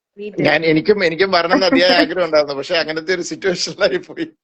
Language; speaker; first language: Malayalam; native; Malayalam